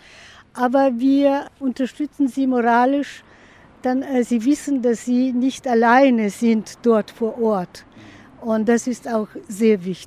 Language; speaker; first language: German; non-native, fluent; Russian